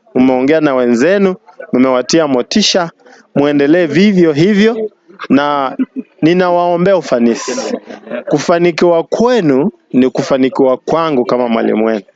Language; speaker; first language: Swahili; non-native, local second language; Luyia